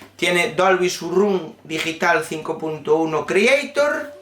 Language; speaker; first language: Spanish; non-native, local second language; Galician